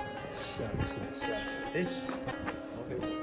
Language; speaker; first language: Chinese; non-native, learner; English